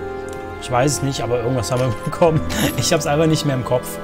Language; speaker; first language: German; native; German